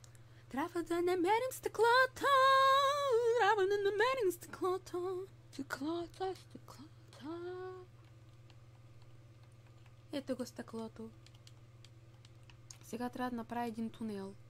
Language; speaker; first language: Bulgarian; native; Bulgarian